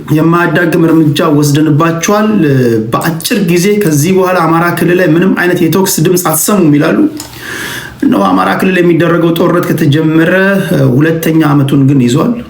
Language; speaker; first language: Amharic; native; Amharic